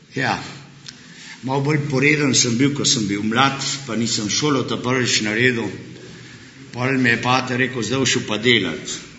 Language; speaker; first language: Slovenian; early bilingual, heritage; Slovenian